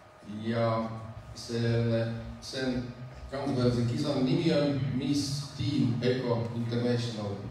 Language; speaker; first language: Finnish; non-native, fluent; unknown